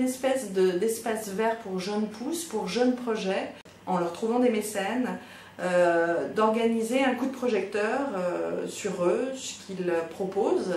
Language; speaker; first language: French; native; French